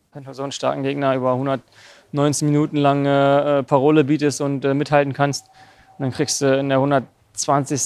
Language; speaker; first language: German; native; German